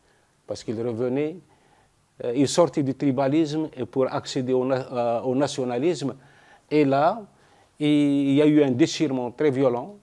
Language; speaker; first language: French; non-native, local second language; Arabic